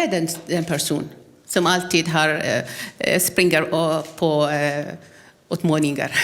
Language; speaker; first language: Swedish; non-native, learner; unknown